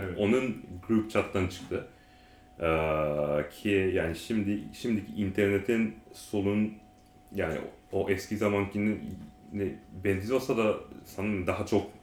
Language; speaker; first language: Turkish; non-native, learner; Japanese